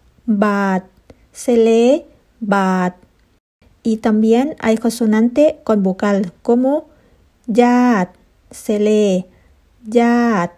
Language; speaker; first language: Spanish; non-native, fluent; Thai